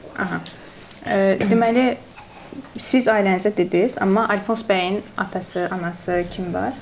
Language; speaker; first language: Azerbaijani; native; Azerbaijani